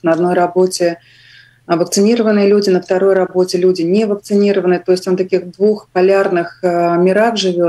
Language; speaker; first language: Russian; non-native, local second language; Latvian